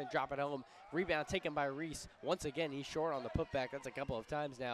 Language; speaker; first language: English; native; English